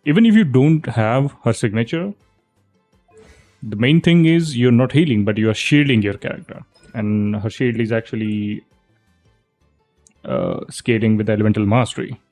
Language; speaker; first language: English; non-native, local second language; Hindi